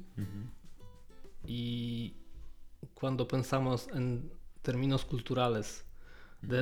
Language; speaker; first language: Spanish; non-native, learner; Polish